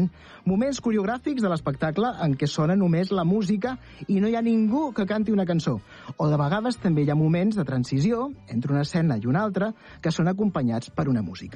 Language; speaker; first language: Catalan; native; Catalan